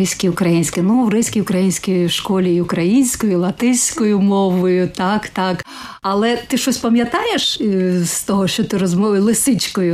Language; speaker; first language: Ukrainian; native; Ukrainian